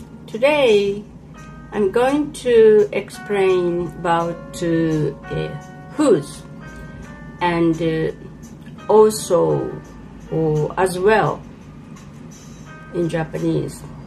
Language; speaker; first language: English; non-native, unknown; Japanese